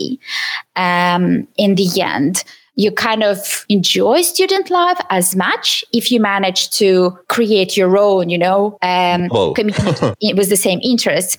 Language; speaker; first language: English; non-native, fluent; Ukrainian